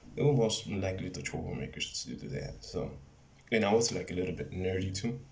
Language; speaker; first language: English; non-native, fluent; Spanish